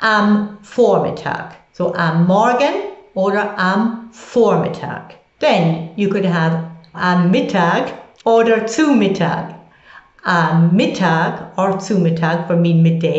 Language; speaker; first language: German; non-native, fluent; English